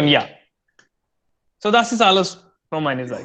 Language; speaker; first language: German; non-native, learner; Hindi